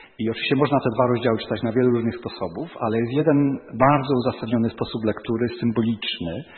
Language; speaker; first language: Polish; native; Polish